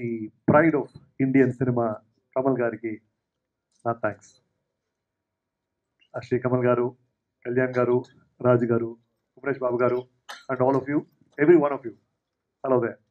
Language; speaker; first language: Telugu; non-native, local second language; Kannada